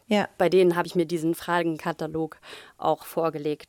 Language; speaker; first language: German; native; German